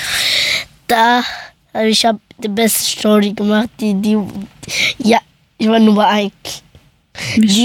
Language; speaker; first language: German; early bilingual, other home language; Persian